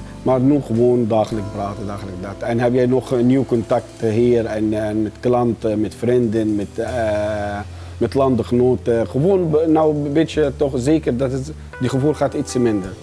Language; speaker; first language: Dutch; non-native, fluent; Arabic